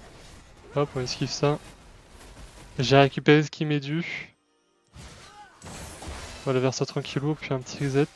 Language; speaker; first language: French; native; French